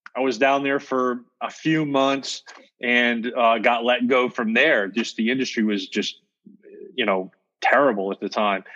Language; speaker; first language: English; native; English